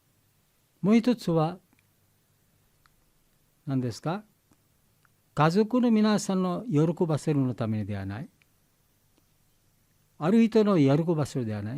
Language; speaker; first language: Japanese; non-native, learner; Bangla